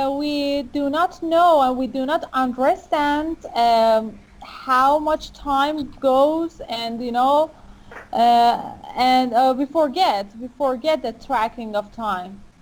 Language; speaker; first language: English; non-native, fluent; Persian